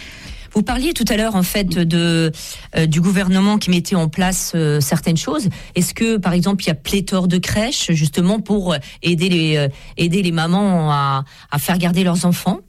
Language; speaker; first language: French; native; French